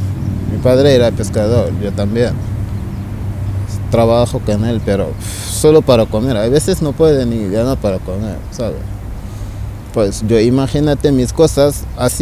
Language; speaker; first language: Spanish; non-native, learner; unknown